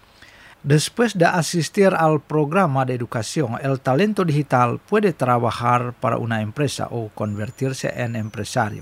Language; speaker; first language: Spanish; non-native, fluent; Indonesian